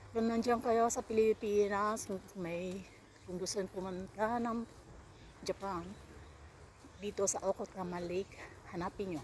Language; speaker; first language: Filipino; native; Filipino